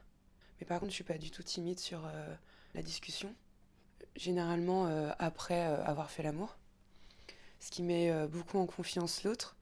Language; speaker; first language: French; native; French